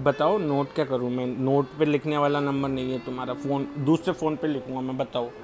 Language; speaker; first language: Hindi; native; Hindi